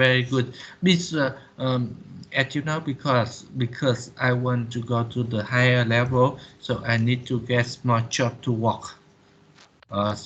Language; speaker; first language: English; non-native, learner; Vietnamese